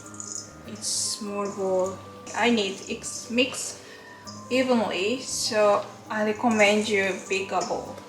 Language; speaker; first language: English; non-native, learner; Japanese